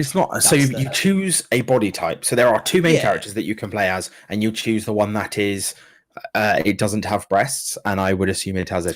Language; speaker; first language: English; native; English